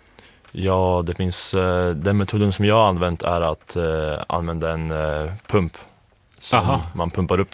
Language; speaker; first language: Swedish; native; Swedish